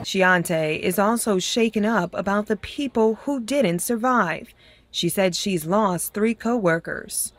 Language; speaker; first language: English; native; English